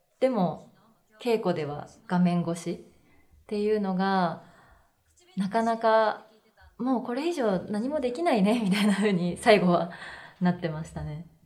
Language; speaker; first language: Japanese; native; Japanese